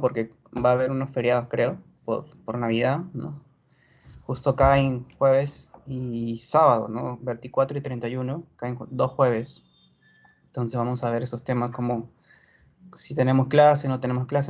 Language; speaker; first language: Spanish; native; Spanish